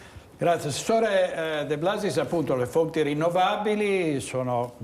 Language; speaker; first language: Italian; native; Italian